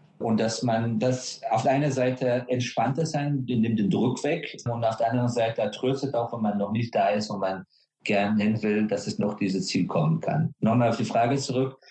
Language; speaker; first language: German; non-native, fluent; Persian